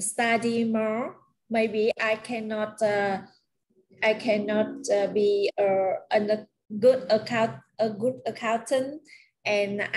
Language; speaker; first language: English; non-native, learner; Vietnamese